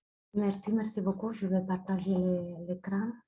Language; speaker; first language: French; non-native, fluent; Spanish